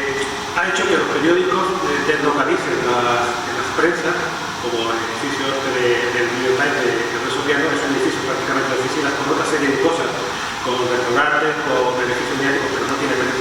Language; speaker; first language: Spanish; native; Spanish